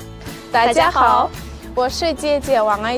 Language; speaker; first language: Chinese; non-native, fluent; Turkmen